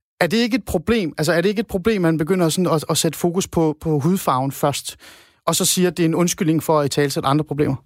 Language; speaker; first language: Danish; non-native, fluent; Persian